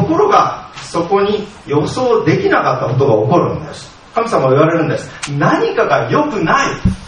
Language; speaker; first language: Japanese; native; Japanese